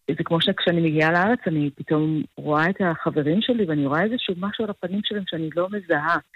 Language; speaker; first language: Hebrew; native; Hebrew